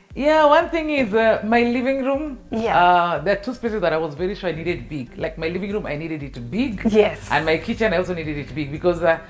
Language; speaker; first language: English; non-native, local second language; Luo (Kenya and Tanzania)